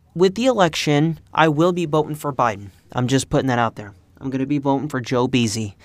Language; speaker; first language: English; early bilingual, other home language; Spanish